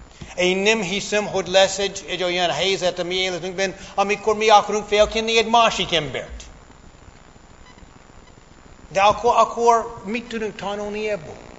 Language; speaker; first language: Hungarian; non-native, fluent; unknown